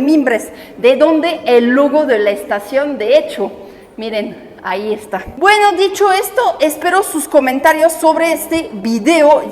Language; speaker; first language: Spanish; native; Spanish